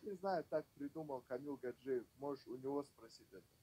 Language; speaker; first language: Russian; non-native, local second language; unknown